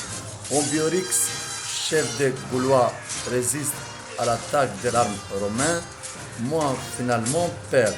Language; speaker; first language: French; non-native, learner; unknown